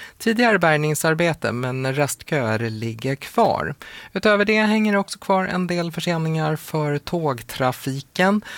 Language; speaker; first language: Swedish; native; Swedish